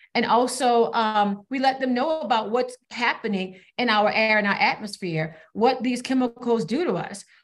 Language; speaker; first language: English; native; English